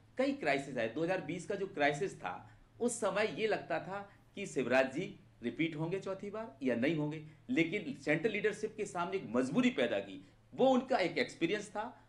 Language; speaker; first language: Hindi; native; Hindi